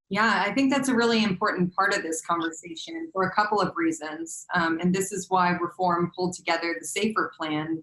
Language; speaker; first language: English; native; English